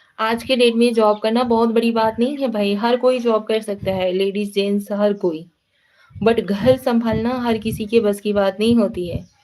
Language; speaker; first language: Hindi; native; Hindi